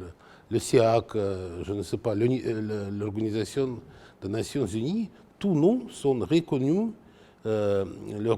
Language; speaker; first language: French; non-native, fluent; Russian